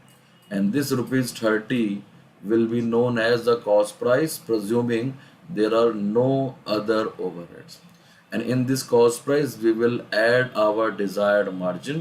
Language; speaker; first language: English; non-native, local second language; Hindi